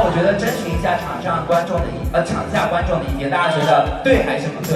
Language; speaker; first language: Chinese; native; Chinese